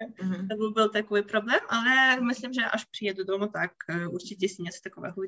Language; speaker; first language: Czech; non-native, fluent; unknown